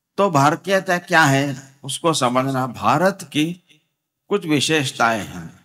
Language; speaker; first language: Hindi; non-native, local second language; Marathi